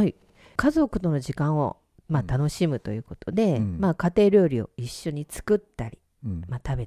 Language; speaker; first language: Japanese; native; Japanese